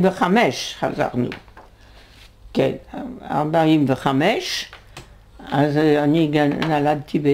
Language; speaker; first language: Hebrew; non-native, fluent; French